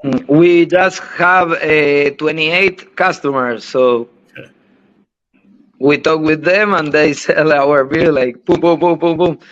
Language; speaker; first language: English; non-native, learner; Spanish